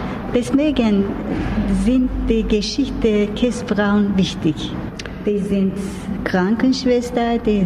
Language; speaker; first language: German; non-native, learner; Turkish